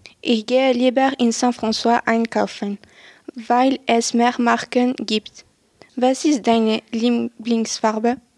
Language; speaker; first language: German; non-native, local second language; French